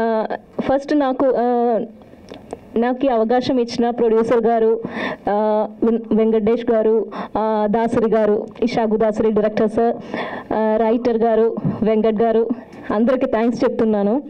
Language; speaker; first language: Telugu; non-native, learner; Malayalam